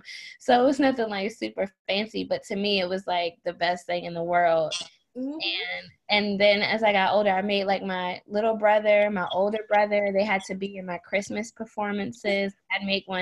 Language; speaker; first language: English; native; English